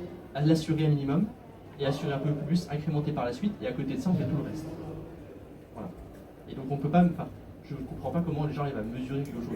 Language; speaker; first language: French; native; French